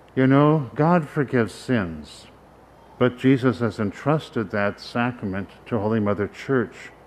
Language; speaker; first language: English; native; English